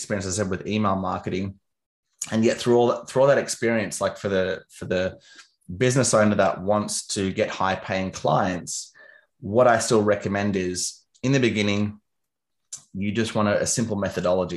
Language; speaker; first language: English; native; English